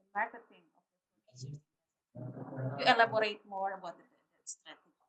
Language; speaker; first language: English; non-native, learner; Indonesian